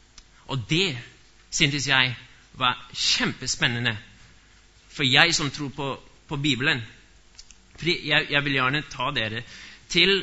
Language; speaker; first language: Norwegian; non-native, fluent; English